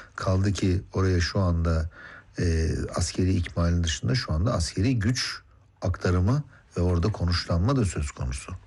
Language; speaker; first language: Turkish; native; Turkish